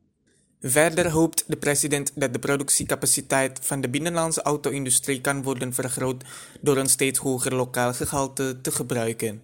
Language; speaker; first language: Dutch; non-native, fluent; Indonesian